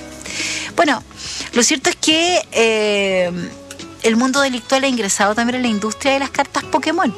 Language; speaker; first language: Spanish; native; Spanish